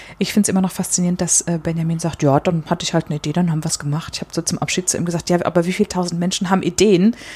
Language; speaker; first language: German; native; German